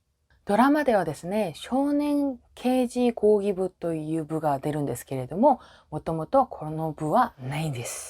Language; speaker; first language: Japanese; non-native, fluent; Korean